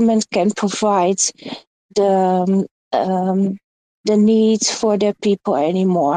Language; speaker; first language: English; non-native, learner; Dutch